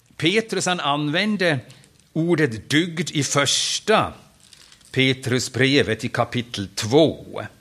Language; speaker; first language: Swedish; non-native, fluent; German